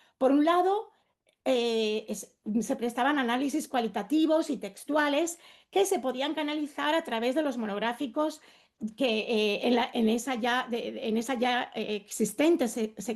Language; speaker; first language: Spanish; native; Spanish